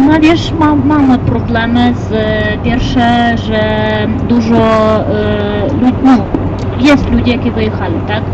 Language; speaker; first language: Polish; non-native, learner; Ukrainian